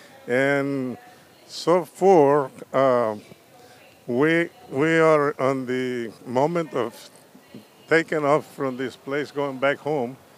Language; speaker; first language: English; non-native, fluent; Spanish